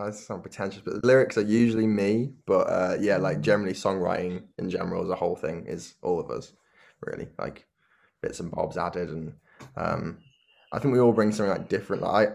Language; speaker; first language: English; native; English